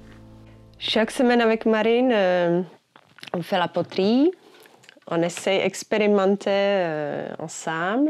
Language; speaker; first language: French; non-native, fluent; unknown